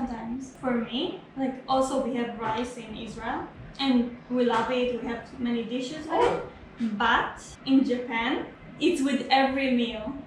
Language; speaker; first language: English; non-native, fluent; Hebrew